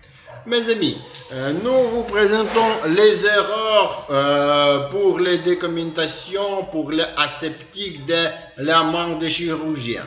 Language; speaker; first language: French; non-native, learner; Ukrainian